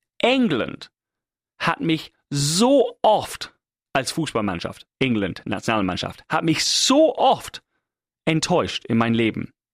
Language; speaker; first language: German; non-native, fluent; English